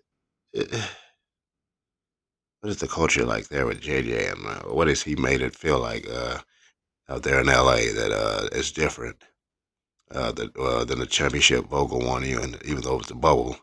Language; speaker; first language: English; native; English